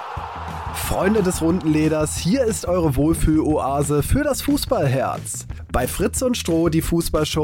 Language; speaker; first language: German; native; German